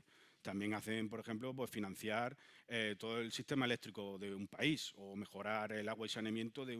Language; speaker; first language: Spanish; native; Spanish